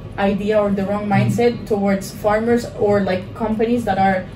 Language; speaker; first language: English; non-native, fluent; Spanish